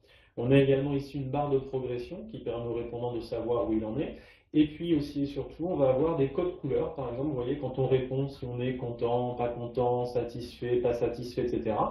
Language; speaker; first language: French; native; French